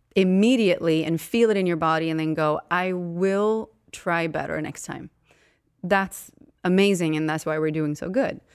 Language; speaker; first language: English; non-native, fluent; Swedish